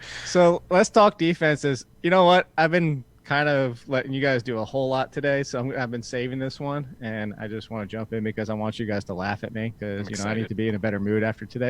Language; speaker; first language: English; native; English